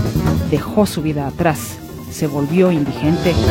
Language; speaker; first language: Spanish; native; Spanish